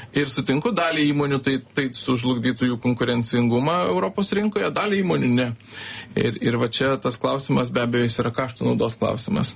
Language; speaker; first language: Lithuanian; native; Lithuanian